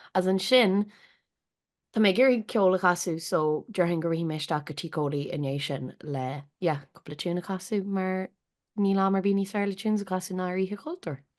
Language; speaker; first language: Irish; native; Irish